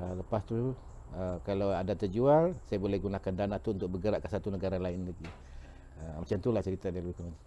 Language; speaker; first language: Malay; non-native, local second language; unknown